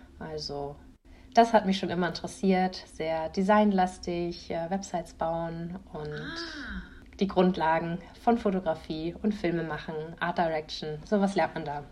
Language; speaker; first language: German; native; German